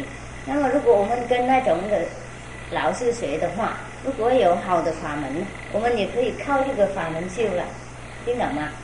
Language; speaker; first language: Chinese; non-native, fluent; Vietnamese